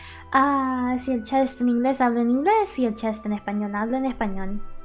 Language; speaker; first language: Spanish; early bilingual, other home language; English